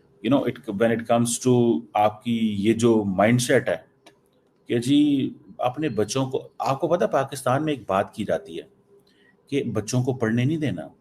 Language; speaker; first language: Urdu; non-native, local second language; Punjabi